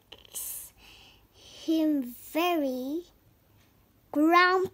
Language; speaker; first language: English; non-native, learner; Vietnamese